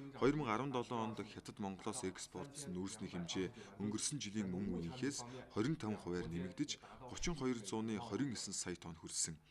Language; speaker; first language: Mongolian; non-native, fluent; Chinese